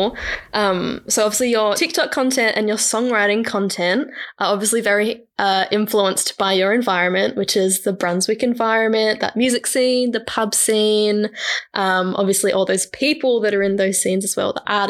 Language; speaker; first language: English; native; English